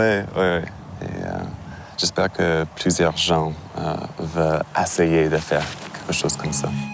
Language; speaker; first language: French; non-native, local second language; English